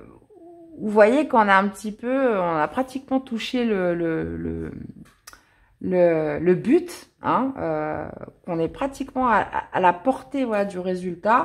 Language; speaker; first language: French; native; French